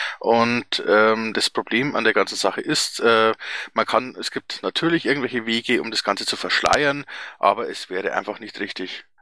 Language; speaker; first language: German; native; German